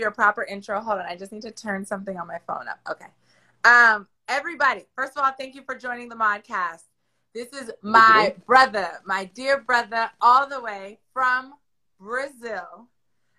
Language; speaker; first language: English; native; English